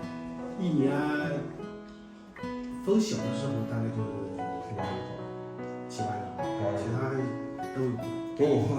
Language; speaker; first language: Chinese; native; Chinese